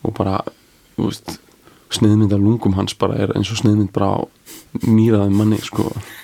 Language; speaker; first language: Icelandic; native; Icelandic